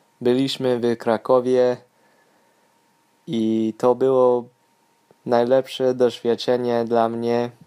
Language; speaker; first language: Polish; non-native, learner; English